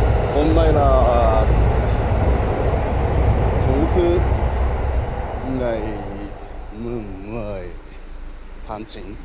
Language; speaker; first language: Vietnamese; non-native, learner; Japanese